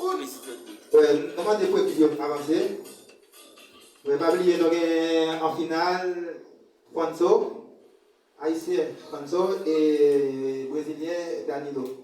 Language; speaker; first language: French; non-native, learner; Haitian Creole